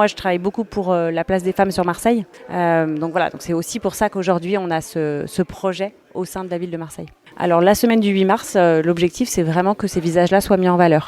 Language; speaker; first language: French; native; French